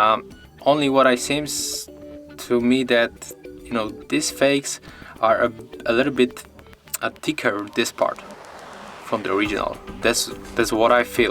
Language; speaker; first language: English; non-native, fluent; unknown